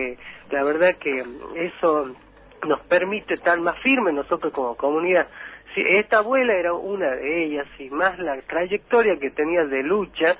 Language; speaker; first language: Spanish; native; Spanish